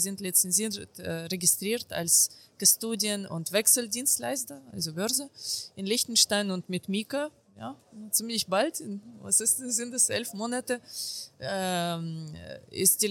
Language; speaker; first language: German; non-native, fluent; Ukrainian